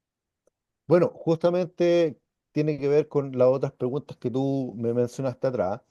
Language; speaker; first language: Spanish; native; Spanish